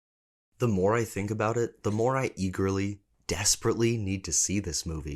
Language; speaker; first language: English; native; English